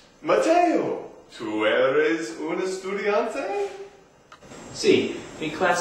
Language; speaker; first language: Spanish; non-native, learner; English